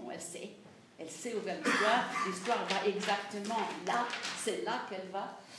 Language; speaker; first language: French; non-native, fluent; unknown